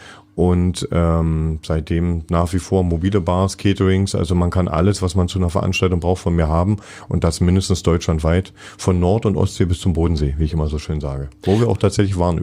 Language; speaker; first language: German; native; German